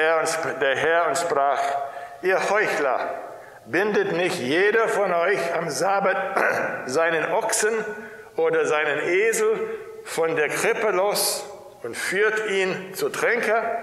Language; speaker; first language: German; non-native, fluent; English